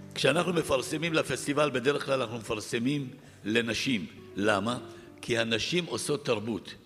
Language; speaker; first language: Hebrew; early bilingual, other home language; Arabic